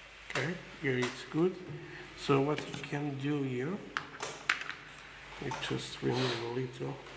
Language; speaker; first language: English; non-native, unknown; Portuguese